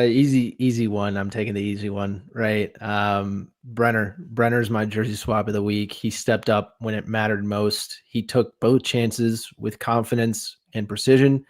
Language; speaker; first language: English; native; English